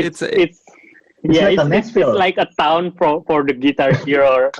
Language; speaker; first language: English; non-native, fluent; Indonesian